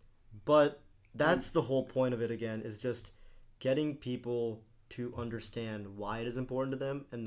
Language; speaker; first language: English; native; English